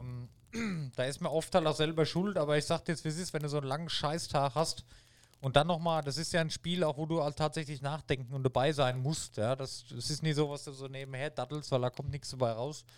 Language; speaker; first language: German; native; German